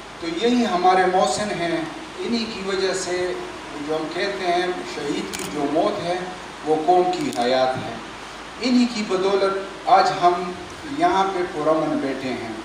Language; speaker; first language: Urdu; non-native, local second language; Pashto